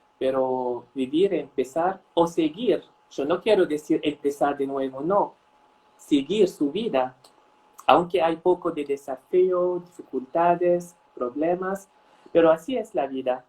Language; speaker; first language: Spanish; non-native, fluent; Arabic